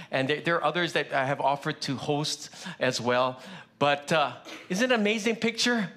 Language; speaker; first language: English; early bilingual, other home language; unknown